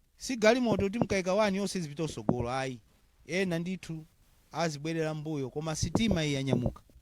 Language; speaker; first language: Nyanja; non-native, local second language; Tumbuka